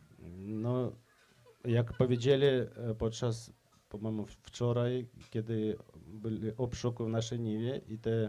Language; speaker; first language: Polish; non-native, fluent; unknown